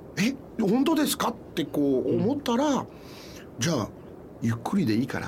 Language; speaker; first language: Japanese; non-native, fluent; French